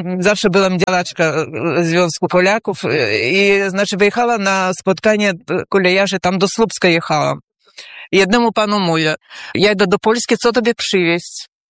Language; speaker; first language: Polish; early bilingual, heritage; Polish